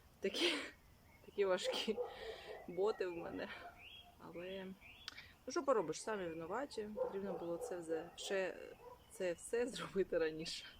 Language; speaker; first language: Ukrainian; non-native, local second language; Russian